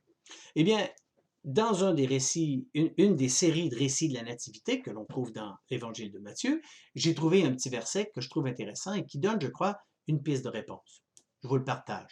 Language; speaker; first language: French; native; French